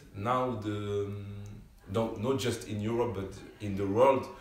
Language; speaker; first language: English; non-native, learner; French